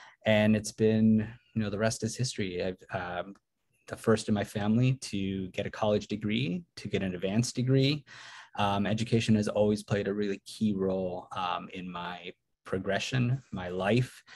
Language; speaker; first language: English; early bilingual, other home language; Spanish